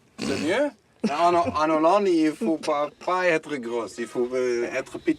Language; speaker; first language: French; non-native, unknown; Dutch